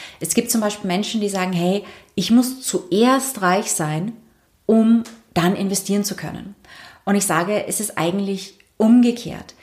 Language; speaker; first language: German; native; German